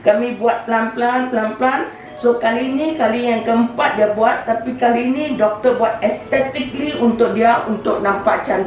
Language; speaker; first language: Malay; non-native, local second language; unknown